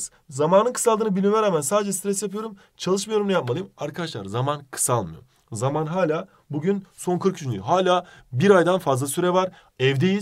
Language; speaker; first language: Turkish; native; Turkish